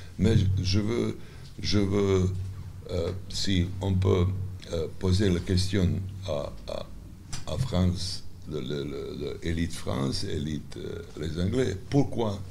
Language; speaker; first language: French; non-native, learner; Serbian